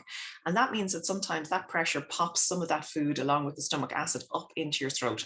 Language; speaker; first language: English; native; English